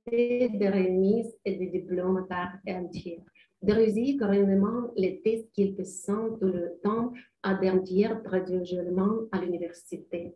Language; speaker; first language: French; non-native, learner; Ukrainian